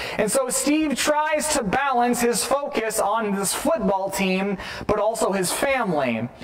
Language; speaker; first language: English; native; English